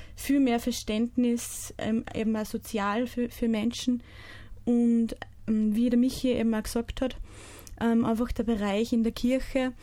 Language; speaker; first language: German; native; German